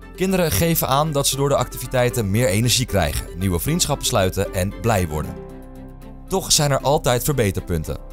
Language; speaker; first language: Dutch; native; Dutch